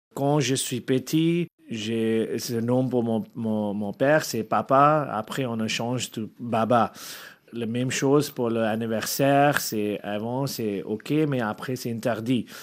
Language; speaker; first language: French; non-native, learner; Arabic